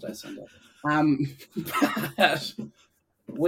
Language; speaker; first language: English; native; English